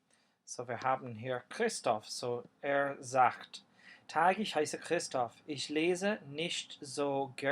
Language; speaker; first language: German; non-native, fluent; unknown